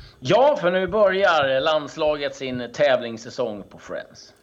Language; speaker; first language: Swedish; native; Swedish